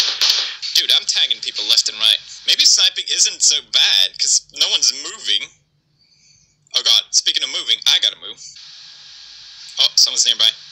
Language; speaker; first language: English; native; English